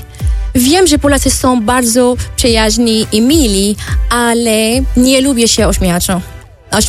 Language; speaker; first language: Polish; non-native, learner; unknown